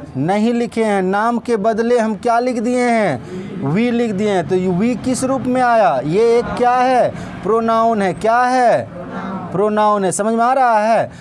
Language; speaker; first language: Hindi; native; Hindi